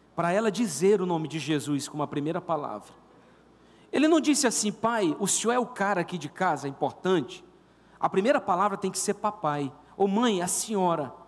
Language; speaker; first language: Portuguese; native; Portuguese